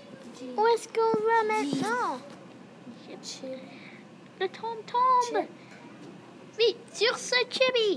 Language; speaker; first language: French; non-native, learner; English